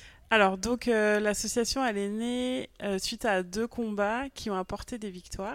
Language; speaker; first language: French; native; French